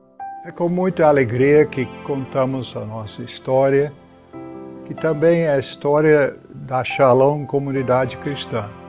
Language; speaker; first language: Portuguese; non-native, fluent; English